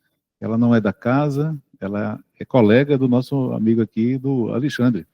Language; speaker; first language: Portuguese; native; Portuguese